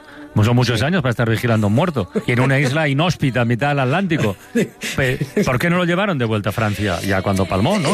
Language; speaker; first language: Spanish; native; Spanish